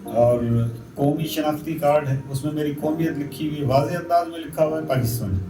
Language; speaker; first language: Urdu; non-native, local second language; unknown